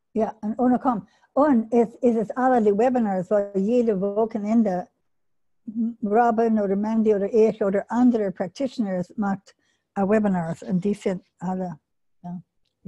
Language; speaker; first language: German; non-native, learner; English